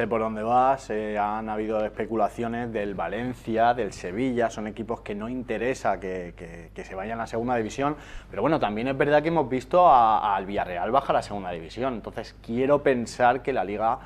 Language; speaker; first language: Spanish; native; Spanish